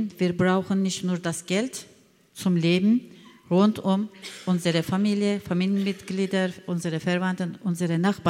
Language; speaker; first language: German; non-native, learner; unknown